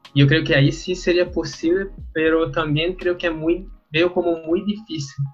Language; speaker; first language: Spanish; non-native, learner; Portuguese